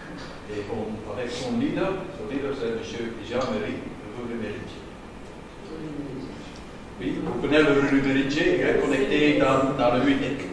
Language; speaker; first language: French; non-native, learner; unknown